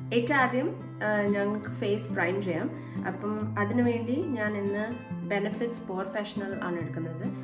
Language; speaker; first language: Malayalam; early bilingual, heritage; Malayalam